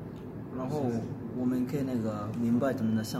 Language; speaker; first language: Chinese; non-native, learner; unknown